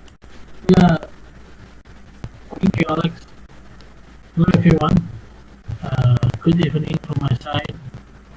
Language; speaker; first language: English; non-native, fluent; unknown